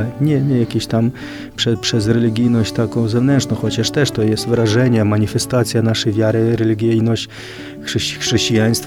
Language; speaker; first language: Polish; non-native, fluent; Ukrainian